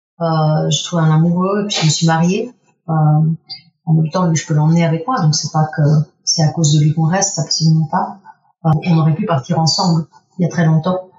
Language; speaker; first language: French; early bilingual, other home language; Spanish